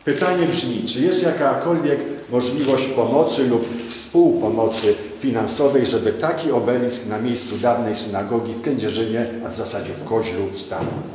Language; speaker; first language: Polish; native; Polish